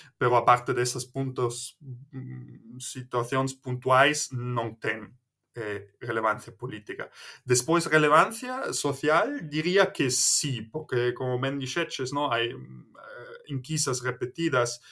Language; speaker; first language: Galician; non-native, fluent; German